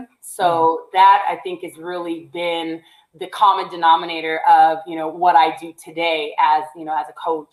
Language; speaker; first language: English; native; English